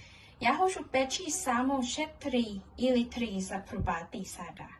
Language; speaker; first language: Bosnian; non-native, learner; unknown